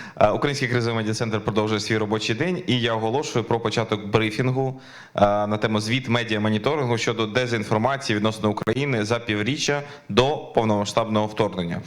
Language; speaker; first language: Ukrainian; native; Ukrainian